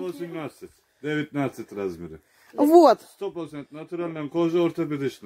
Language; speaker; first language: Russian; non-native, learner; Turkish